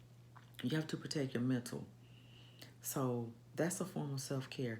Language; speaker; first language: English; native; English